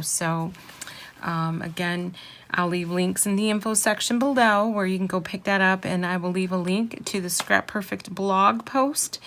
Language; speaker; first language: English; native; English